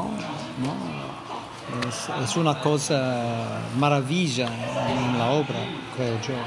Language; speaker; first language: Spanish; non-native, fluent; English